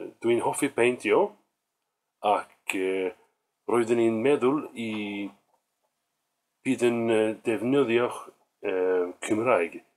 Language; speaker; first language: Welsh; non-native, learner; Swedish